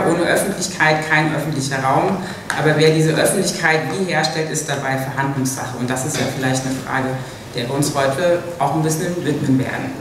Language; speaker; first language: German; native; German